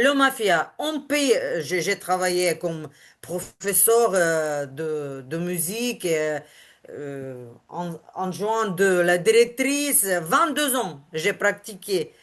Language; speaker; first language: French; non-native, learner; Ukrainian